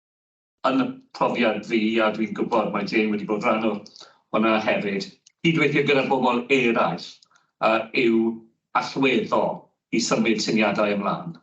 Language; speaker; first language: Welsh; non-native, fluent; English